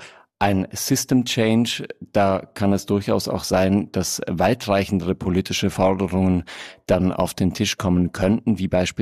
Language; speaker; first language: German; native; German